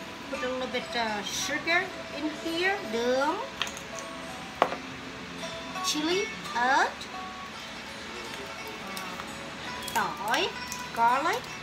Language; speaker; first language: English; non-native, fluent; Vietnamese